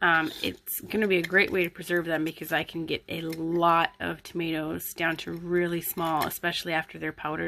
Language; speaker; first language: English; native; English